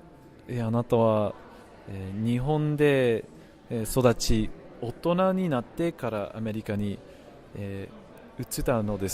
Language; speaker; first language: Japanese; non-native, fluent; English